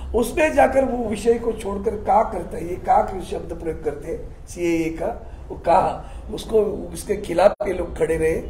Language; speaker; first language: Hindi; non-native, local second language; Marathi